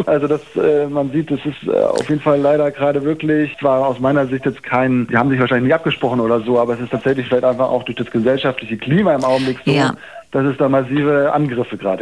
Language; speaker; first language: German; native; German